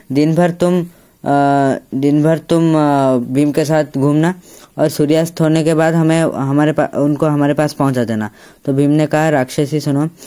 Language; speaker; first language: Hindi; native; Hindi